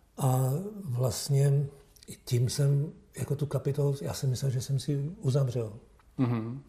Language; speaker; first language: Czech; early bilingual, heritage; Czech